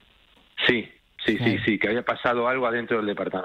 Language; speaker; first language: Spanish; native; Spanish